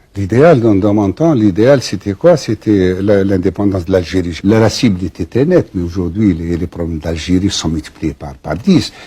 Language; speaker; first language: French; non-native, local second language; Arabic